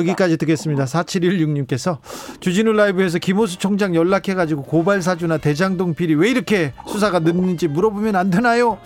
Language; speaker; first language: Korean; native; Korean